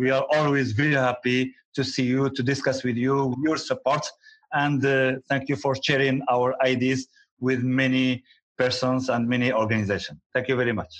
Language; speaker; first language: English; non-native, learner; Arabic